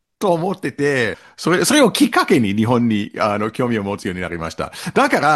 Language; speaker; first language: Japanese; non-native, fluent; English